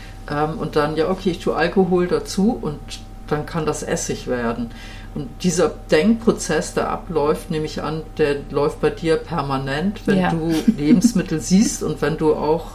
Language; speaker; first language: German; native; German